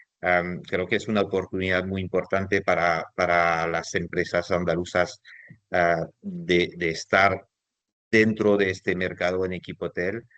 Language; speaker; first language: Spanish; non-native, fluent; French